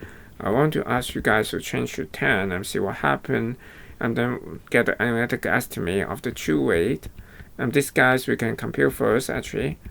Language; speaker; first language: English; non-native, fluent; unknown